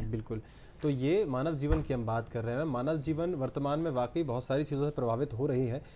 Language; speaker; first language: Hindi; native; Hindi